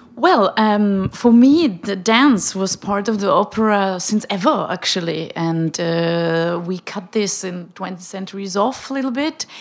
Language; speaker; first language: English; non-native, fluent; Czech